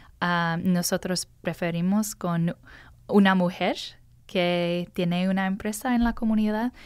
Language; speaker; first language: Spanish; non-native, learner; English